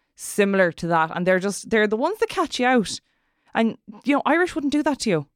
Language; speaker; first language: English; native; English